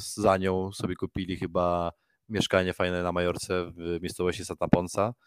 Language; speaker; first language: Polish; early bilingual, heritage; Spanish